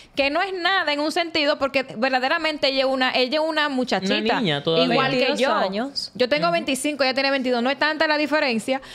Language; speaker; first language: Spanish; native; Spanish